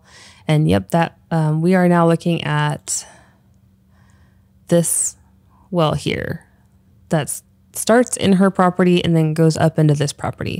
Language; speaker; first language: English; native; English